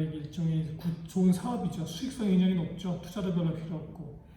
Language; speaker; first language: Korean; native; Korean